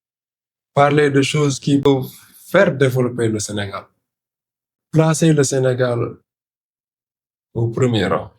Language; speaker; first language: French; non-native, local second language; Wolof